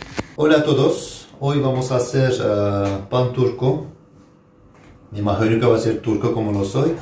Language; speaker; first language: Spanish; non-native, fluent; Turkish